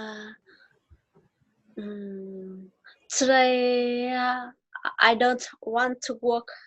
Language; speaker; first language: English; non-native, learner; Vietnamese